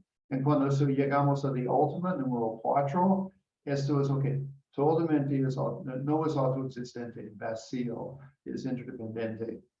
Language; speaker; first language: Spanish; non-native, learner; English